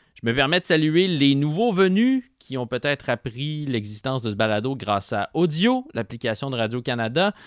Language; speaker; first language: French; native; French